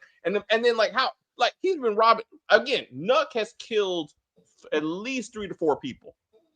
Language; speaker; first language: English; native; English